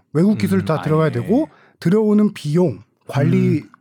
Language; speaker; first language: Korean; native; Korean